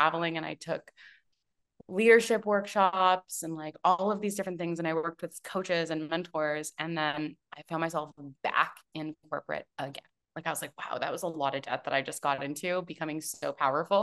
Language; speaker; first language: English; native; English